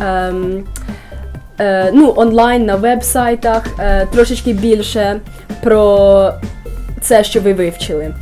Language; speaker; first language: Ukrainian; early bilingual, heritage; Ukrainian